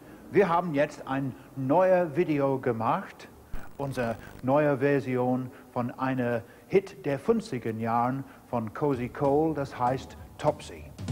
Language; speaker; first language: German; non-native, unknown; English